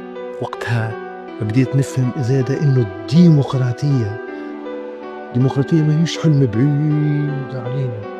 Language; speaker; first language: Arabic; native; Arabic